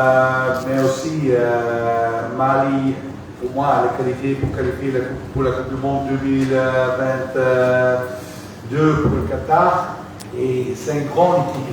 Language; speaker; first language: French; non-native, fluent; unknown